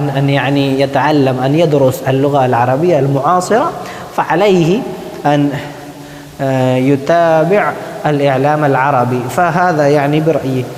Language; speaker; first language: Arabic; non-native, fluent; Urdu